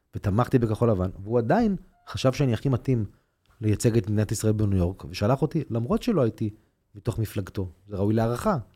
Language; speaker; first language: Hebrew; native; Hebrew